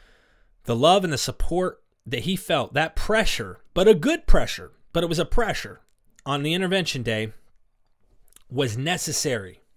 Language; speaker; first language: English; native; English